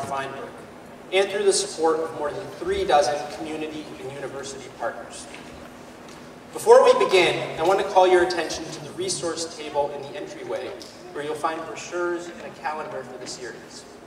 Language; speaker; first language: English; native; English